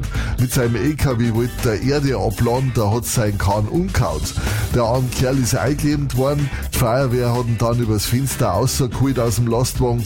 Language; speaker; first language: German; native; German